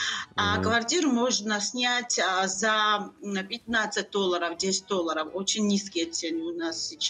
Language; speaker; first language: Russian; non-native, fluent; Georgian